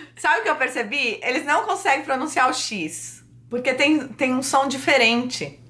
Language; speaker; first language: Portuguese; native; Portuguese